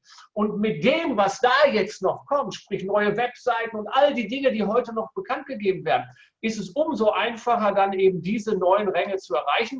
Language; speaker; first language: German; native; German